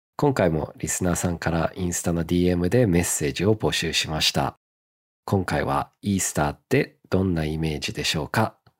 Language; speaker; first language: Japanese; early bilingual, heritage; Japanese